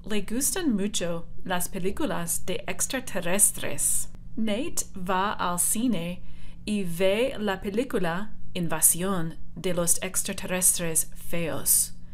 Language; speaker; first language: Spanish; non-native, fluent; English